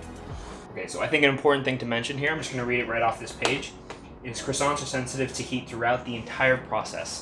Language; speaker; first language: English; native; English